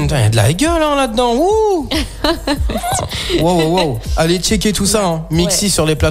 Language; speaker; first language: French; native; French